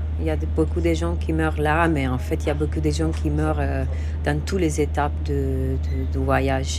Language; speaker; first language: French; non-native, fluent; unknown